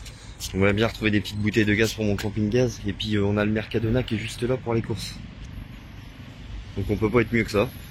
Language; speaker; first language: French; native; French